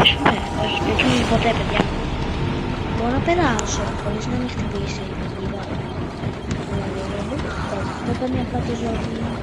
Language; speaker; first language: Greek; native; Greek